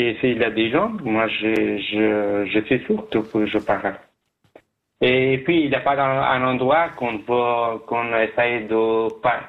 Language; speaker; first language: French; non-native, fluent; Persian